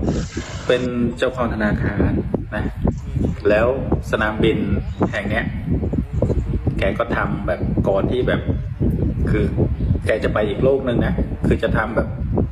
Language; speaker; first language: Thai; native; Thai